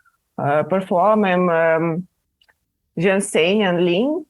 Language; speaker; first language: French; non-native, fluent; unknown